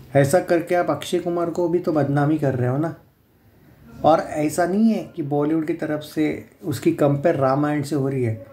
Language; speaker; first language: Hindi; non-native, local second language; Marathi